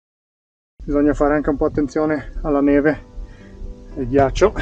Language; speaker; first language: Italian; native; Italian